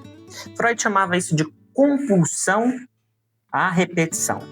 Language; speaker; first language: Portuguese; native; Portuguese